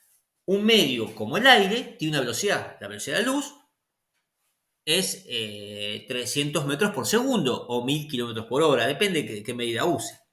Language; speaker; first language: Spanish; native; Spanish